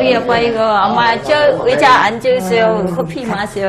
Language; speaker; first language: Korean; non-native, learner; Vietnamese